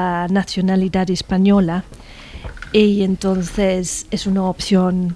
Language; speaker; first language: Spanish; non-native, fluent; English